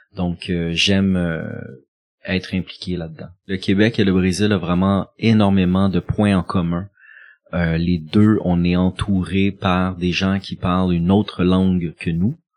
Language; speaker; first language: French; native; French